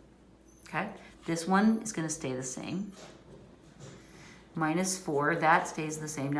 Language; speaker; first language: English; native; English